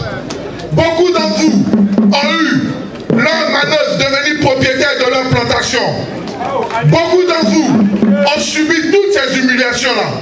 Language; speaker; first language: French; native; French